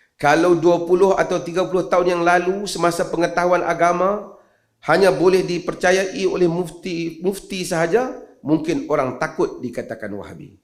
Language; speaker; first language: Malay; native; Malay